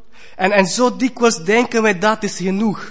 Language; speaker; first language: Dutch; non-native, fluent; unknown